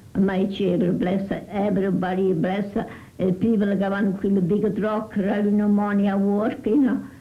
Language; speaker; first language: English; non-native, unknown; Italian